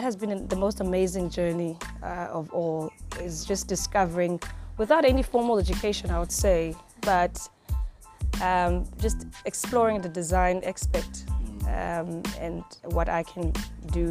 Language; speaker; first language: English; non-native, local second language; Zulu